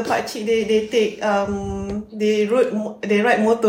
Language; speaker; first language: English; non-native, local second language; Malay